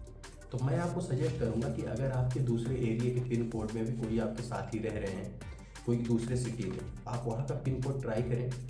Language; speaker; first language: Hindi; native; Hindi